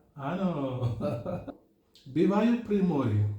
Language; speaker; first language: Slovak; non-native, learner; Akan